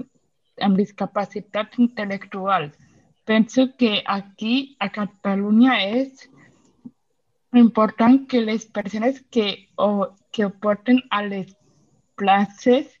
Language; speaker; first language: Catalan; non-native, local second language; Spanish